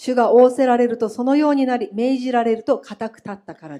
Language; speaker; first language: Japanese; native; Japanese